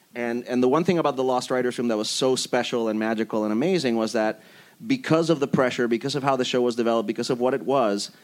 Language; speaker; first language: English; early bilingual, other home language; Spanish